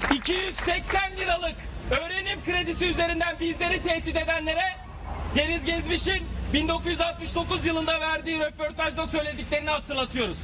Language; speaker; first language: Turkish; native; Turkish